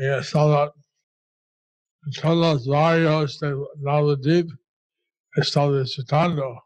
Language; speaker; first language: Spanish; non-native, learner; English